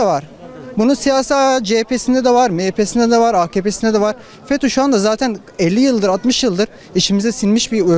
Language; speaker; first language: Turkish; native; Turkish